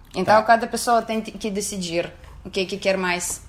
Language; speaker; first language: Portuguese; non-native, fluent; Russian